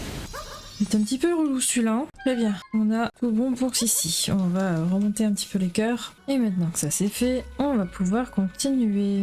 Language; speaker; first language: French; native; French